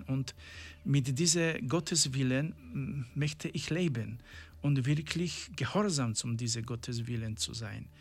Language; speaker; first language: German; non-native, learner; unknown